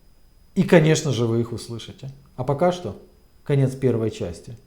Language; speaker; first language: Russian; native; Russian